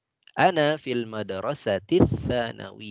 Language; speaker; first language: Arabic; non-native, fluent; Indonesian